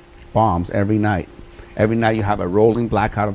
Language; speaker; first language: English; early bilingual, other home language; Persian